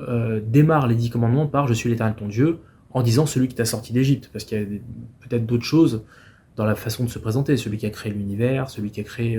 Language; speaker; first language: French; native; French